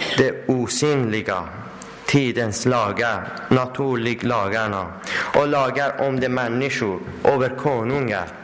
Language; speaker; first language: Swedish; non-native, learner; Persian